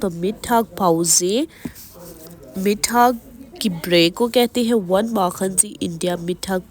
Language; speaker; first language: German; non-native, learner; Urdu